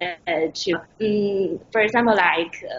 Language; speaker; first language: English; non-native, learner; Chinese